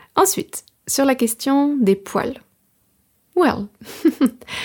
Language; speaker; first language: French; native; French